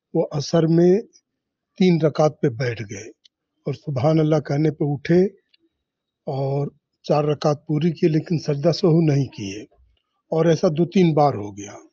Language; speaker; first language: Hindi; native; Hindi